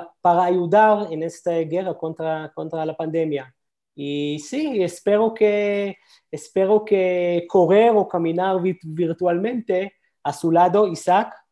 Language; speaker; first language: Spanish; non-native, learner; Hebrew